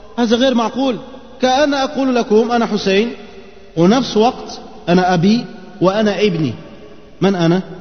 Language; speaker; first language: Arabic; non-native, fluent; Portuguese